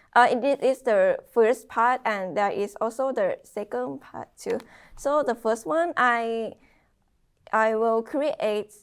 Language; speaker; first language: English; non-native, fluent; Thai